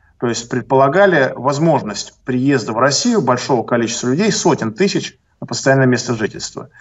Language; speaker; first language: Russian; native; Russian